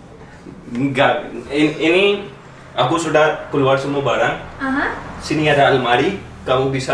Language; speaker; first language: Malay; non-native, learner; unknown